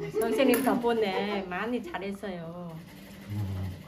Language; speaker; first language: Korean; non-native, learner; Vietnamese